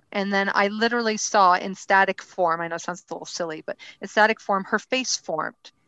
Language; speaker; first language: English; native; English